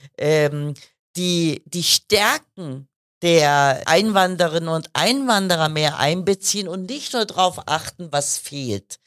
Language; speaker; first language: German; early bilingual, other home language; Kurdish